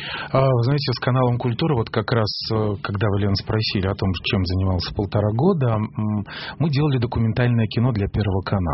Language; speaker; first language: Russian; native; Russian